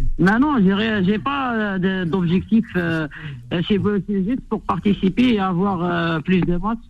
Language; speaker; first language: French; non-native, local second language; Arabic